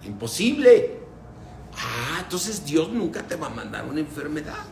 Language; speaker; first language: Spanish; native; Spanish